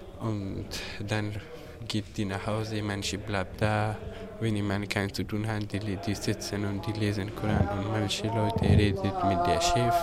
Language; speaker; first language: German; non-native, learner; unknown